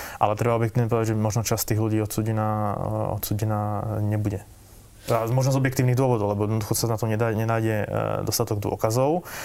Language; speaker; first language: Slovak; native; Slovak